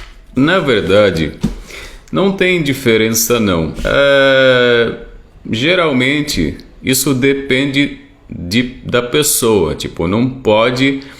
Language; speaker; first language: Portuguese; non-native, fluent; Arabic